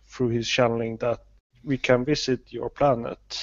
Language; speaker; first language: English; non-native, learner; Swedish